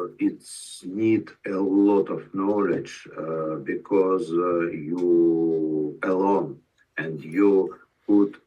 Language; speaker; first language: English; non-native, learner; Russian